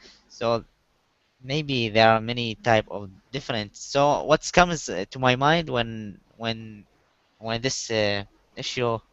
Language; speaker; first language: English; non-native, learner; Arabic